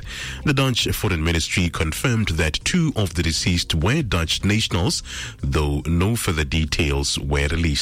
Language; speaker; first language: English; non-native, local second language; Tswana